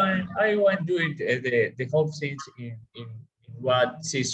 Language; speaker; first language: English; non-native, learner; Spanish